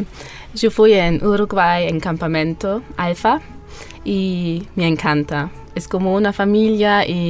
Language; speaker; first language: Spanish; non-native, learner; German